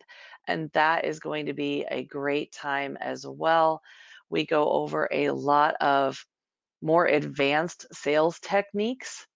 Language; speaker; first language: English; native; English